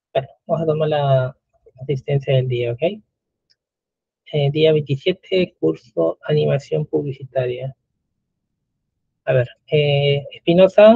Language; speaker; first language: Spanish; native; Spanish